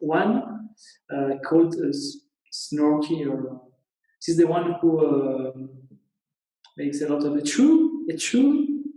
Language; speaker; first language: English; non-native, learner; Italian